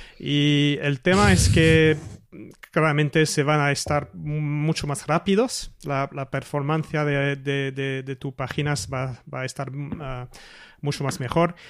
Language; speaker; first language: Spanish; non-native, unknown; French